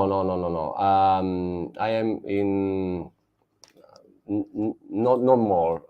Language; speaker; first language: English; non-native, learner; Italian